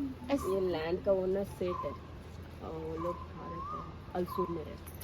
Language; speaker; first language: Hindi; non-native, local second language; Tamil